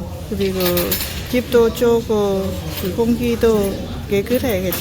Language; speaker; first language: Korean; non-native, learner; Lao